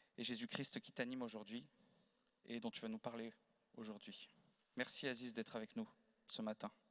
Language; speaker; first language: French; native; French